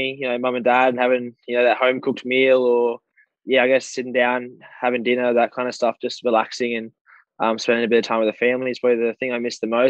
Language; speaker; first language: English; native; English